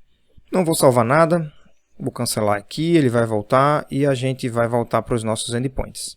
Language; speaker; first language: Portuguese; native; Portuguese